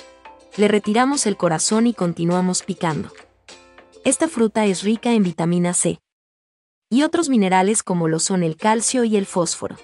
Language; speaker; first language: Spanish; native; Spanish